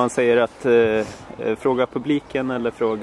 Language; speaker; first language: Swedish; native; Swedish